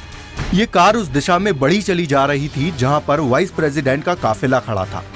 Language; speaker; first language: Hindi; native; Hindi